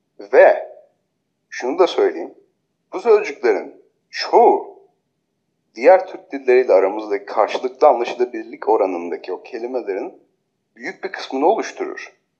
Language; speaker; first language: Turkish; native; Turkish